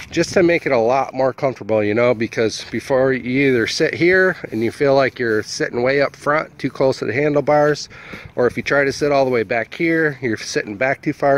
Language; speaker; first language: English; native; English